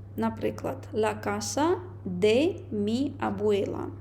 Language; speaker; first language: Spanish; non-native, fluent; Ukrainian